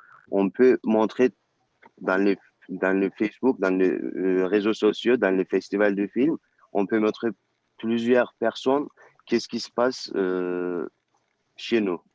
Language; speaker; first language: French; non-native, learner; Turkish